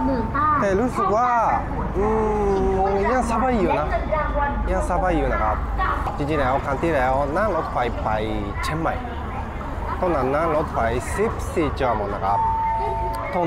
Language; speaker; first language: Thai; non-native, learner; Japanese